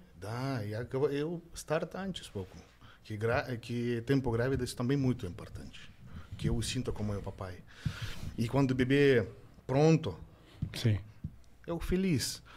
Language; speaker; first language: Portuguese; non-native, learner; Russian